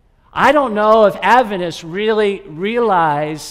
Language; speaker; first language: English; native; English